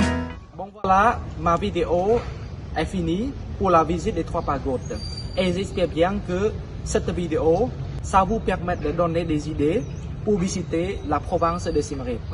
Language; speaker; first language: French; non-native, fluent; Khmer